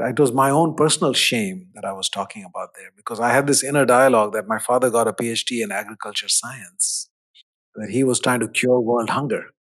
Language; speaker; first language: English; non-native, local second language; Hindi